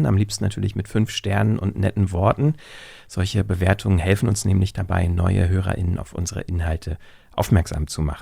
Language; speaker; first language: German; native; German